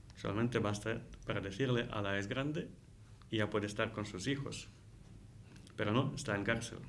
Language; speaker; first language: Spanish; non-native, fluent; Ukrainian